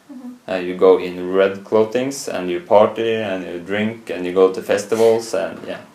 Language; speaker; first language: English; non-native, fluent; Norwegian